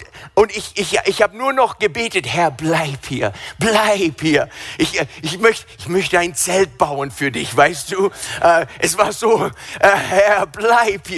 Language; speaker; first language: German; non-native, fluent; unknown